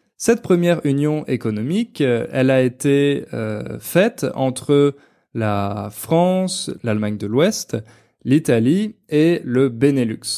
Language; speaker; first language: French; native; French